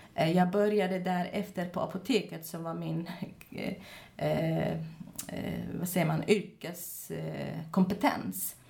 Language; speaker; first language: Swedish; non-native, fluent; Kurdish